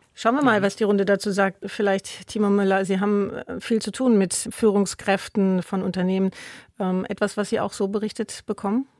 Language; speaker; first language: German; native; German